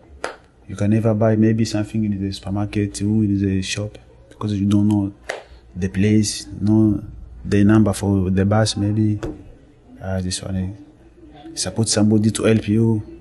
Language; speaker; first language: English; non-native, learner; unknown